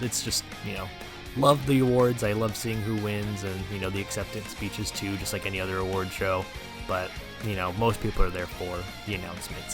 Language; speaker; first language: English; native; English